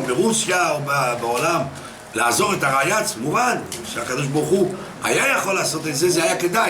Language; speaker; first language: Hebrew; non-native, fluent; French